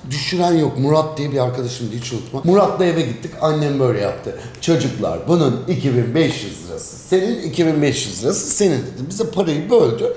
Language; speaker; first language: Turkish; native; Turkish